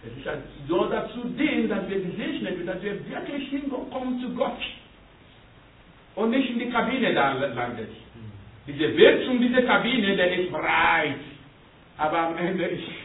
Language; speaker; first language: German; non-native, learner; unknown